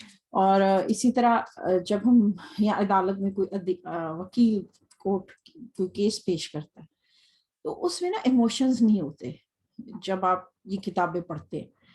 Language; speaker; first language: Urdu; native; Urdu